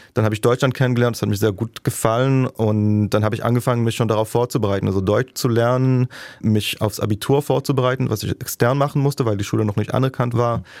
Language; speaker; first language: German; non-native, fluent; Hebrew